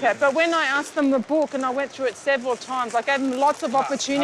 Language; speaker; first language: English; native; English